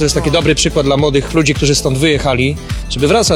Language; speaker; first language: Polish; native; Polish